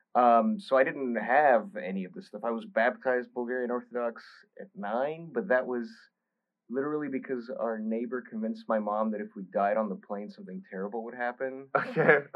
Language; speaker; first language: English; early bilingual, other home language; Bulgarian